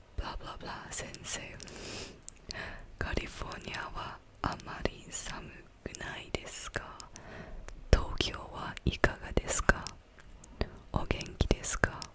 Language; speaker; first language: Japanese; non-native, learner; English